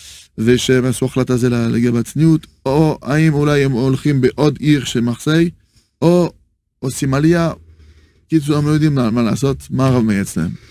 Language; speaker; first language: Hebrew; non-native, fluent; French